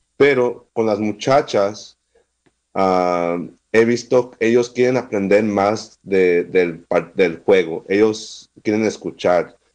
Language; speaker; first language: Spanish; non-native, fluent; English